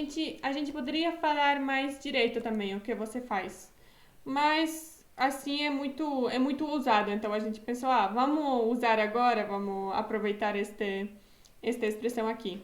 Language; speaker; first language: Portuguese; non-native, fluent; Polish